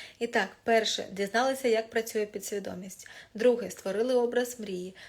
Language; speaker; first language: Ukrainian; non-native, local second language; Russian